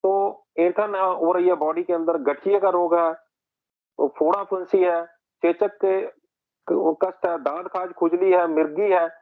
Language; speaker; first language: Hindi; non-native, local second language; Punjabi